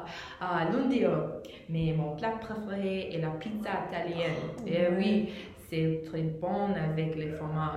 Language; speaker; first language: French; non-native, learner; English